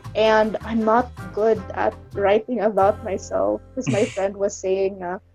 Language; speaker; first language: English; non-native, local second language; Cebuano